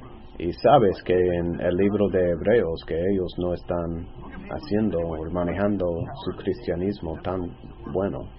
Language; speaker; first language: Spanish; non-native, fluent; English